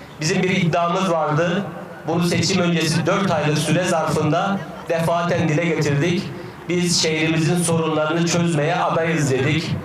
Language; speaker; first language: Turkish; native; Turkish